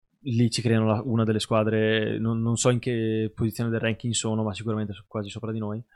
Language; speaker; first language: Italian; native; Italian